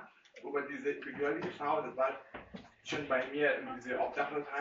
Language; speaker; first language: German; non-native, learner; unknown